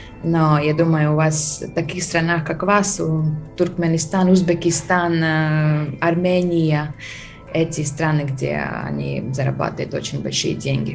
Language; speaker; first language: Russian; non-native, fluent; Latvian